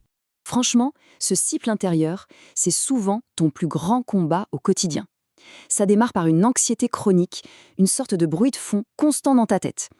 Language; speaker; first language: French; native; French